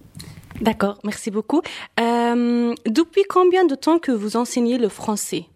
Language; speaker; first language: French; non-native, fluent; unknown